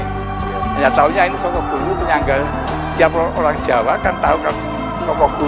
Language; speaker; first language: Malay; non-native, local second language; Javanese